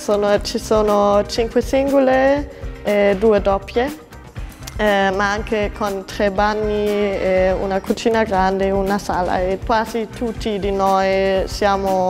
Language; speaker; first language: Italian; non-native, learner; German